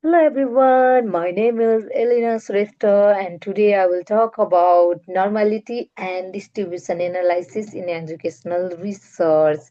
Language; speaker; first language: English; non-native, fluent; Nepali